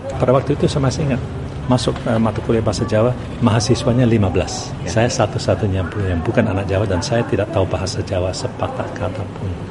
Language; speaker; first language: Indonesian; non-native, fluent; English